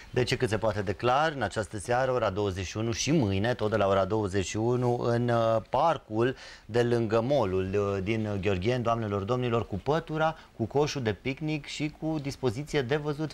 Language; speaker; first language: Romanian; native; Romanian